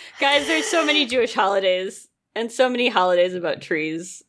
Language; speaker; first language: English; native; English